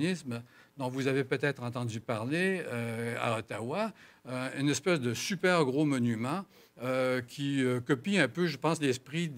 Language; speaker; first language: French; native; French